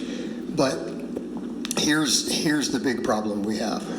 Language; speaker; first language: English; native; English